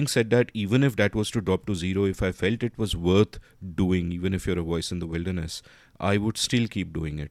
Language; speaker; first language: English; non-native, local second language; Hindi